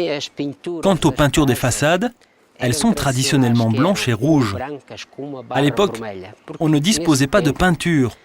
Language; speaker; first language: French; native; French